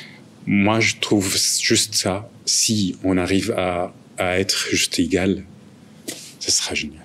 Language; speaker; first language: French; non-native, fluent; Arabic